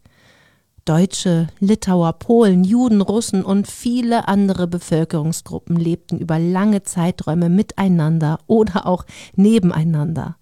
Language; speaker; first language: German; native; German